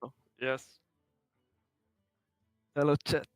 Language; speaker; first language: English; non-native, learner; Slovenian